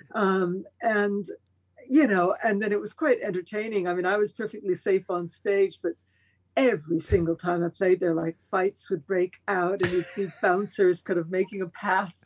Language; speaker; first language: English; early bilingual, other home language; Spanish